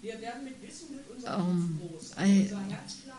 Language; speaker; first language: German; native; German